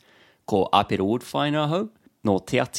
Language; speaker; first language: Māori; non-native, learner; English